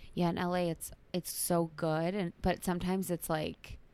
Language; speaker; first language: English; native; English